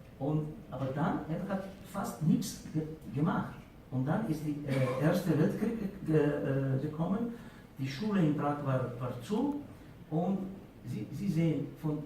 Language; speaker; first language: German; non-native, fluent; Slovenian